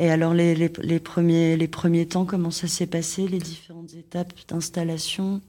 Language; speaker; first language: French; native; French